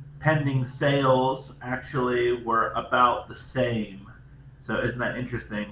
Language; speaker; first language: English; native; English